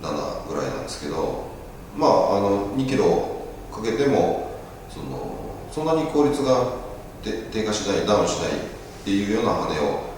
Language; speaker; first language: Japanese; native; Japanese